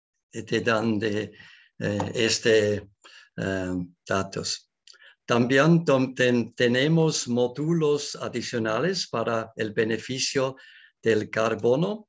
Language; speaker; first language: Spanish; non-native, learner; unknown